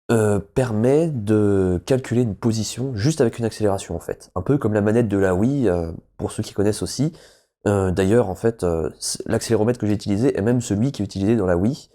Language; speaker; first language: French; native; French